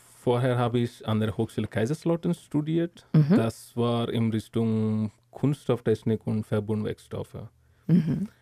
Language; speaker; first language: German; non-native, learner; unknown